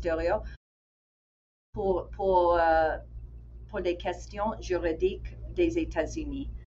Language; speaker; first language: French; non-native, fluent; English